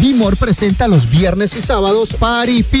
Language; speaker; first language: Spanish; native; Spanish